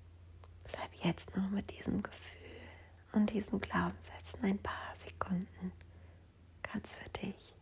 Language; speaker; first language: German; native; German